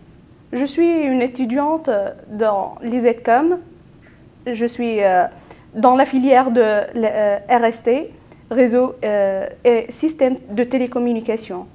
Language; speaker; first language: French; non-native, local second language; Arabic